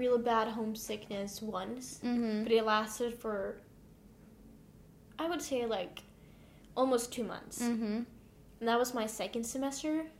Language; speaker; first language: English; non-native, fluent; Norwegian